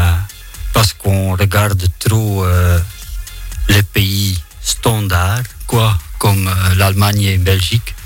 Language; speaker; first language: French; non-native, local second language; Dutch